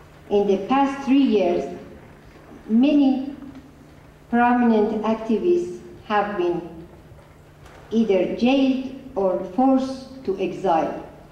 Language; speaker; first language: English; non-native, fluent; Persian